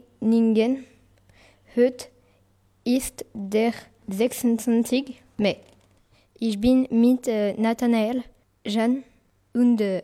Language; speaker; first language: German; non-native, learner; French